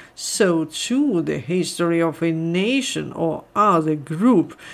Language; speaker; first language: English; non-native, fluent; Ukrainian